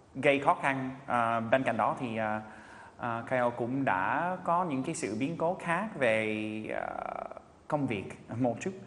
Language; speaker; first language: Vietnamese; non-native, fluent; English